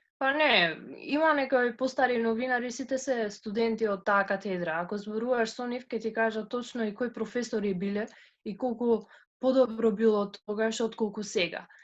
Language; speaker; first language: Macedonian; non-native, local second language; Albanian